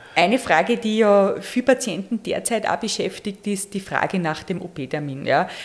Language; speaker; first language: German; native; German